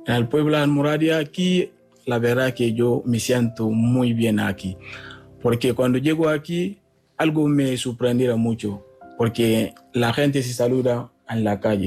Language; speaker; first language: Spanish; non-native, learner; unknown